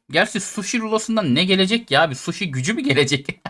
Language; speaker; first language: Turkish; native; Turkish